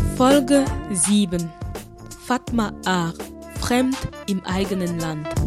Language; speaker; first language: German; native; German